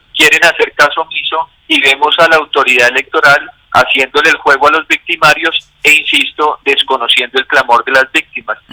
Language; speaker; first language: Spanish; native; Spanish